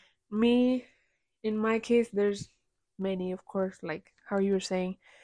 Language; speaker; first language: English; early bilingual, other home language; Spanish